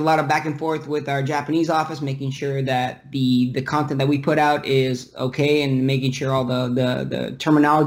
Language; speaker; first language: English; early bilingual, other home language; Russian